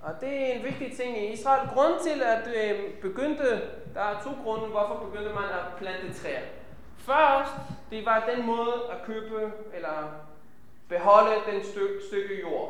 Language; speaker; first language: Danish; non-native, fluent; Hebrew